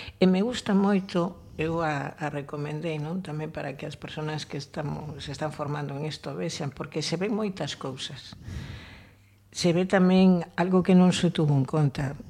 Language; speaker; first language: Galician; non-native, local second language; Spanish